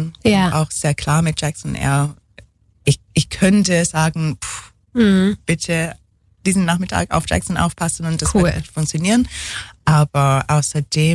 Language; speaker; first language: German; non-native, fluent; English